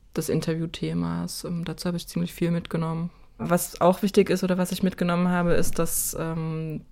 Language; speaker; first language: German; native; German